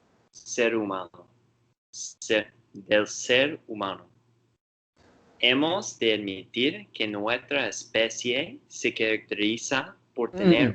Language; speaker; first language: Spanish; non-native, learner; English